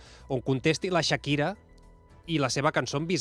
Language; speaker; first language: Catalan; native; Catalan